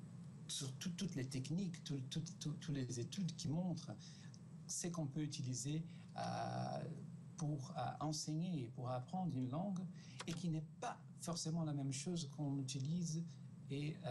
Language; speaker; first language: French; non-native, fluent; Portuguese